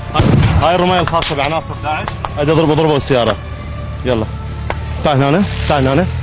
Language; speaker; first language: Arabic; native; Arabic